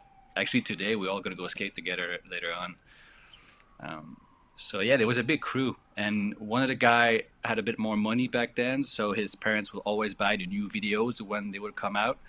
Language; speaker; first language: English; native; English